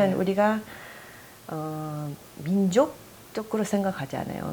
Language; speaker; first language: Korean; non-native, fluent; English